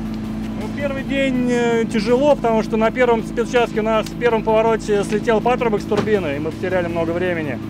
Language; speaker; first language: Russian; native; Russian